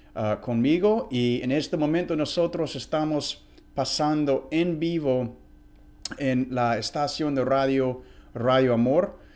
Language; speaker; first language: Spanish; non-native, fluent; English